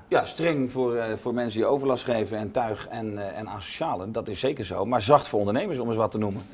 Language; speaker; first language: Dutch; native; Dutch